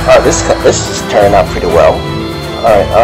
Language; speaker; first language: English; native; English